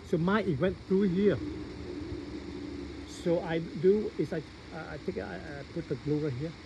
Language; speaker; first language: English; non-native, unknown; Vietnamese